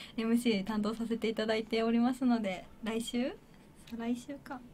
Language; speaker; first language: Japanese; native; Japanese